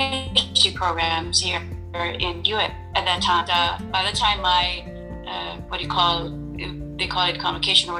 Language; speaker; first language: English; non-native, local second language; Urdu